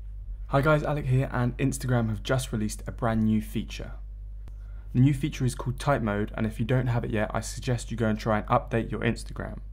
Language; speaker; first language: English; native; English